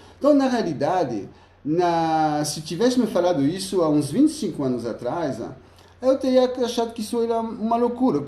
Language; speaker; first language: Portuguese; non-native, fluent; French